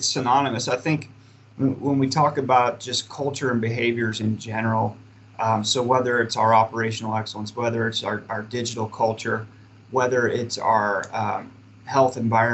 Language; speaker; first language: English; native; English